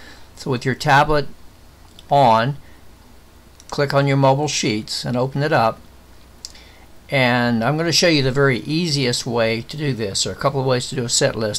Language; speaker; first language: English; native; English